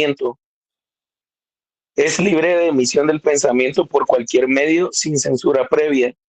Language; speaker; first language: Spanish; native; Spanish